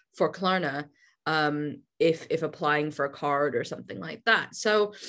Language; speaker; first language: English; native; English